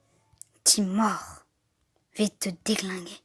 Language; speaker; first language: French; native; French